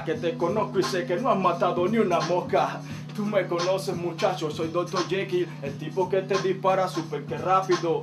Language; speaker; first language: Spanish; native; Spanish